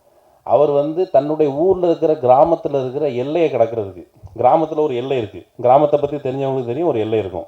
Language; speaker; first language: Tamil; native; Tamil